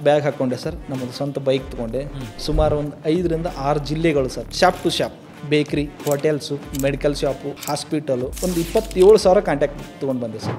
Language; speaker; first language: Kannada; native; Kannada